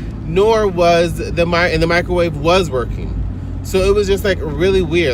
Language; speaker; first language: English; native; English